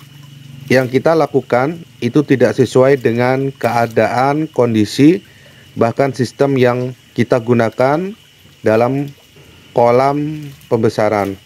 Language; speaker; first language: Indonesian; native; Indonesian